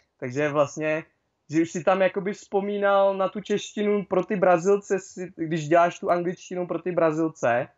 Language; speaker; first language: Czech; native; Czech